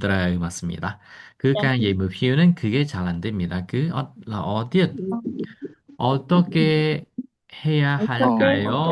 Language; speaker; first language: Korean; non-native, fluent; Khmer